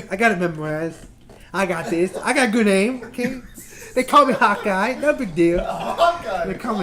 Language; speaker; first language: English; native; English